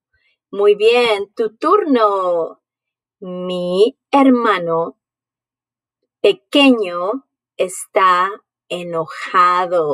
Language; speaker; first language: Spanish; non-native, fluent; English